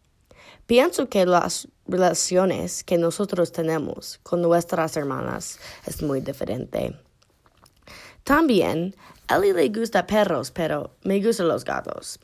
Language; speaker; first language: Spanish; non-native, learner; English